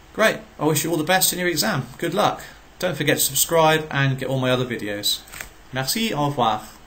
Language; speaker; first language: English; native; English